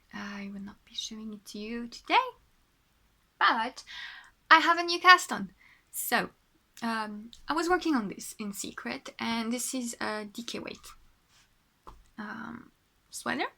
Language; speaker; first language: English; non-native, fluent; French